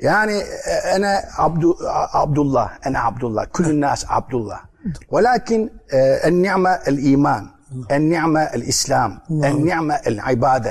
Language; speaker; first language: Arabic; non-native, learner; Turkish